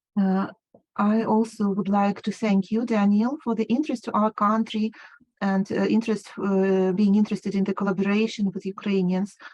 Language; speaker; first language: English; non-native, fluent; Ukrainian